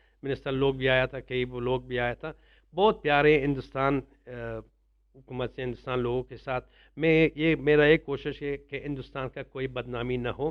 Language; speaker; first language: Hindi; non-native, learner; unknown